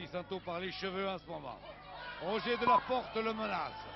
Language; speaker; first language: French; native; French